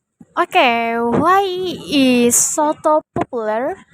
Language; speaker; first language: English; non-native, learner; Indonesian